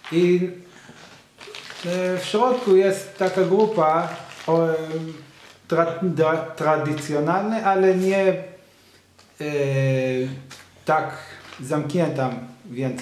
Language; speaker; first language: Polish; non-native, learner; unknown